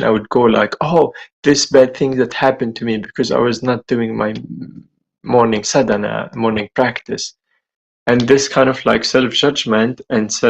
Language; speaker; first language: English; non-native, fluent; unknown